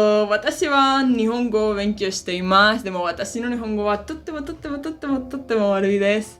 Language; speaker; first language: Japanese; non-native, learner; Spanish